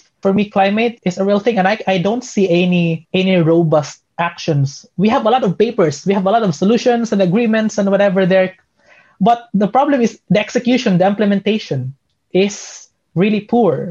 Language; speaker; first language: English; non-native, local second language; Waray